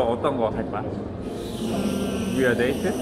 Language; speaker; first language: Korean; native; Korean